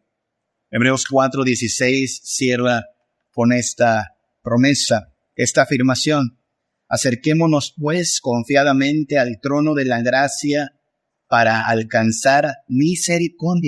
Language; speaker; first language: Spanish; native; Spanish